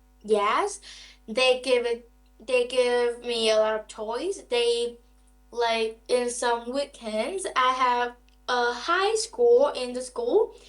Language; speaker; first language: English; non-native, learner; Vietnamese